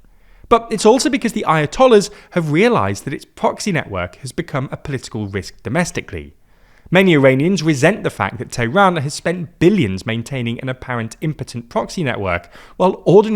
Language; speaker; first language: English; native; English